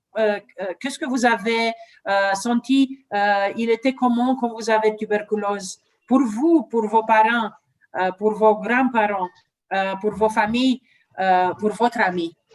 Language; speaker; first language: French; non-native, learner; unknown